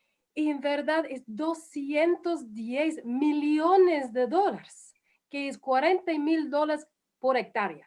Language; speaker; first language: Spanish; non-native, fluent; English